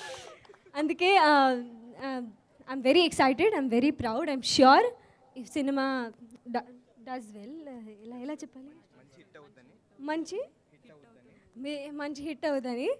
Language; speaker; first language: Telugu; non-native, learner; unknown